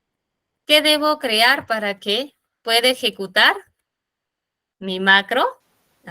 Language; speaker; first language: Spanish; native; Spanish